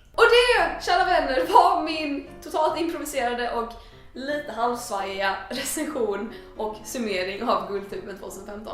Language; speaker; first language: Swedish; native; Swedish